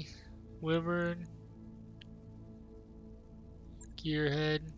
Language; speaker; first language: English; native; English